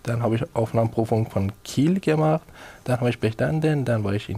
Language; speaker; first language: German; non-native, learner; Persian